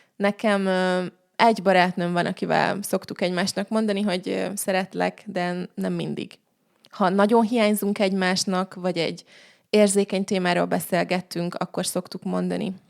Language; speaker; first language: Hungarian; native; Hungarian